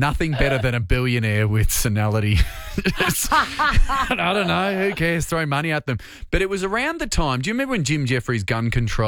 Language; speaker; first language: English; native; English